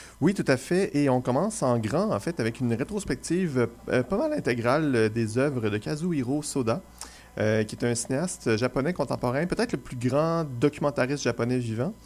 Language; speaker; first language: French; native; French